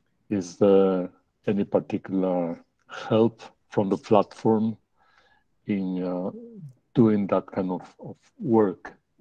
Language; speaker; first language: English; non-native, fluent; Spanish